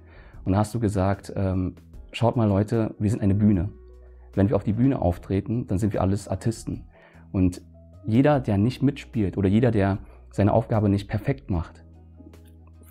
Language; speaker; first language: German; early bilingual, other home language; Vietnamese